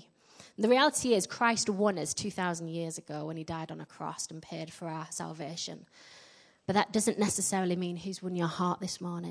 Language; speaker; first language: English; native; English